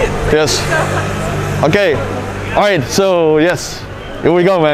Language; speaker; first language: English; non-native, fluent; Dutch